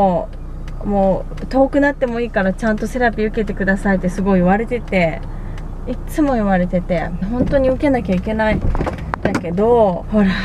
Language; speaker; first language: Japanese; native; Japanese